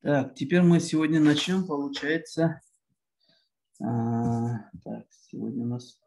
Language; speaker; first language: Russian; non-native, local second language; Kazakh